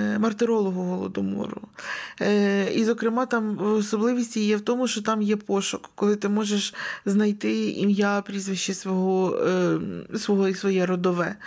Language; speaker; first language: Ukrainian; native; Ukrainian